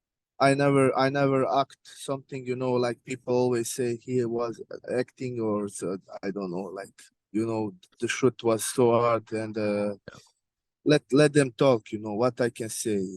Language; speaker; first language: English; non-native, learner; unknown